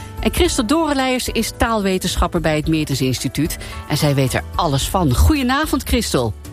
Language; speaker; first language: Dutch; native; Dutch